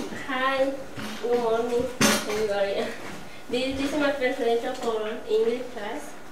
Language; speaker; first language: English; non-native, learner; Spanish